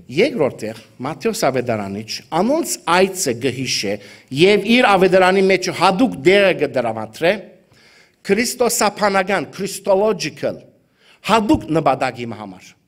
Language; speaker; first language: Armenian; early bilingual, heritage; Armenian